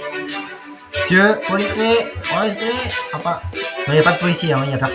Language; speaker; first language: French; native; French